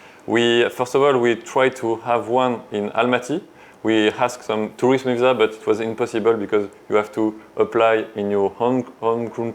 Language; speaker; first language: English; non-native, learner; French